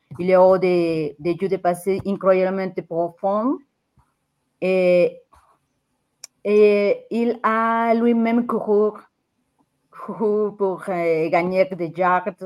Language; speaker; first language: French; non-native, learner; Spanish